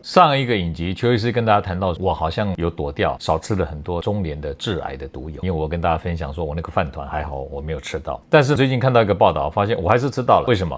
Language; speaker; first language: Chinese; native; Chinese